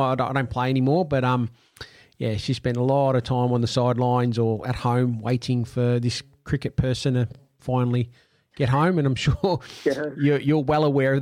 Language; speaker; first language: English; non-native, local second language; Italian